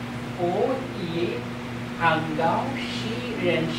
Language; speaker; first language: Chinese; non-native, learner; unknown